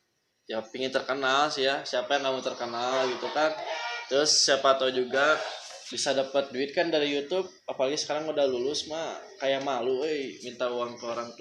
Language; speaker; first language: Indonesian; non-native, local second language; Sundanese